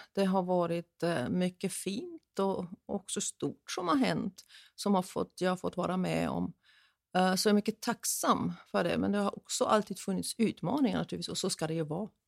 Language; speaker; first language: Swedish; non-native, fluent; German